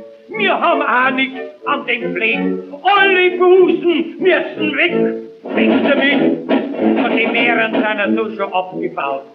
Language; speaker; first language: German; native; German